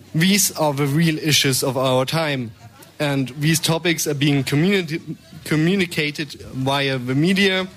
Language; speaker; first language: English; non-native, fluent; German